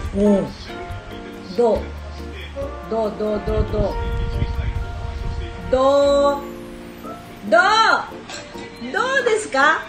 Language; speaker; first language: Japanese; non-native, learner; Filipino